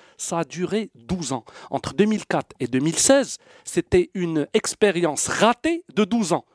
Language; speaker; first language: French; non-native, local second language; Arabic